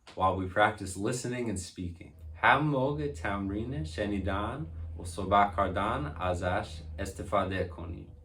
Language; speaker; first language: Persian; non-native, learner; English